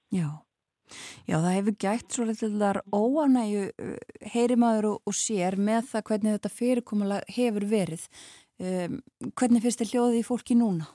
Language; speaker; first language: Icelandic; native; Icelandic